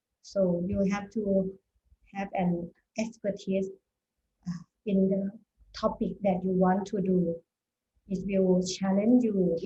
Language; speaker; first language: English; non-native, fluent; Thai